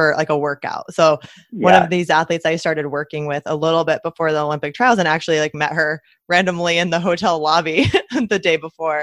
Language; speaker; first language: English; native; English